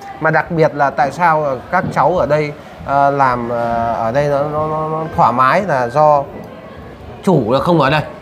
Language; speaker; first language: Vietnamese; native; Vietnamese